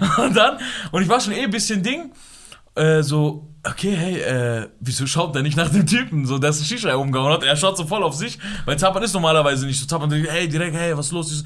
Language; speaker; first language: German; early bilingual, other home language; Persian